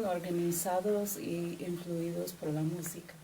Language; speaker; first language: Spanish; non-native, fluent; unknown